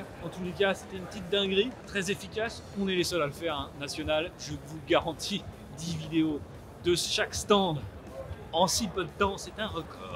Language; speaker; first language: French; native; French